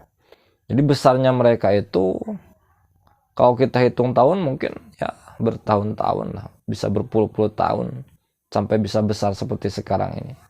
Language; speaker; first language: Indonesian; non-native, local second language; Sundanese